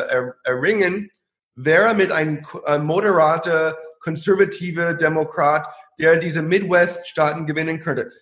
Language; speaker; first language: German; non-native, fluent; English